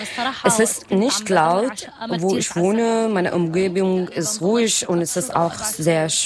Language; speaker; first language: German; non-native, learner; Arabic